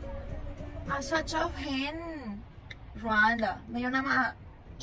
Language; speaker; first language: Chinese; non-native, learner; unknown